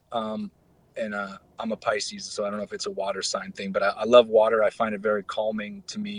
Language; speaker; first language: English; native; English